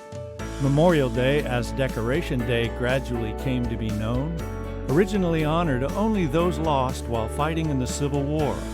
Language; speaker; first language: English; native; English